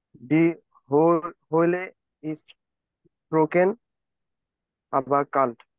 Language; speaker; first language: German; non-native, learner; Bangla